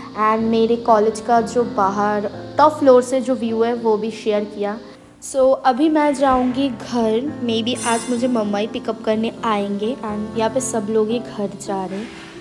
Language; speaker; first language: Hindi; non-native, local second language; Bangla